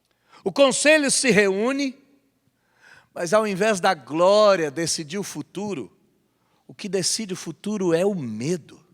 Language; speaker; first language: Portuguese; native; Portuguese